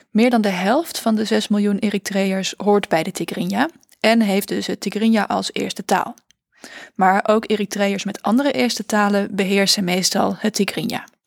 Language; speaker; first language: Dutch; native; Dutch